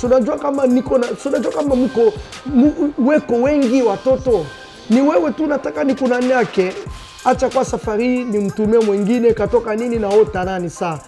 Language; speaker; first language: Swahili; non-native, local second language; French